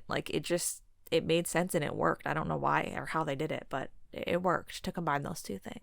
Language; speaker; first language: English; native; English